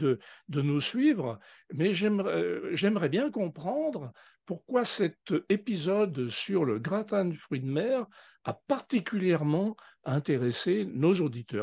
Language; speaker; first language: French; native; French